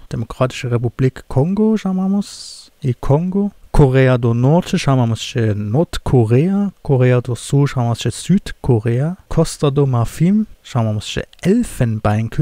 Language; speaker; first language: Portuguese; non-native, fluent; German